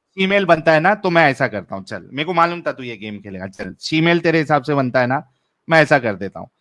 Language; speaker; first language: Urdu; native; Urdu